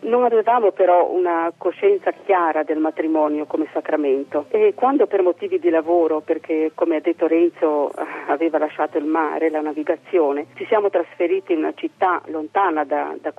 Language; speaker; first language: Italian; native; Italian